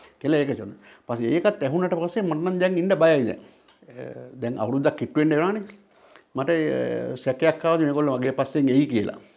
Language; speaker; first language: Sinhala; non-native, local second language; Tamil